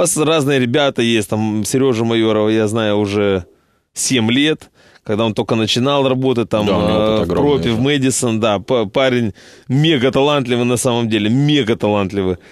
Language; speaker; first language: Russian; native; Russian